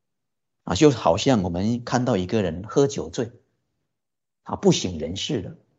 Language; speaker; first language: Chinese; native; Chinese